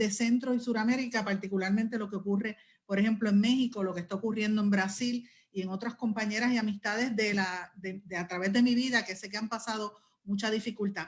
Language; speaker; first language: Spanish; native; Spanish